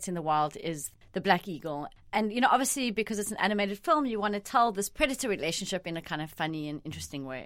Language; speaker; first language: English; non-native, local second language; Italian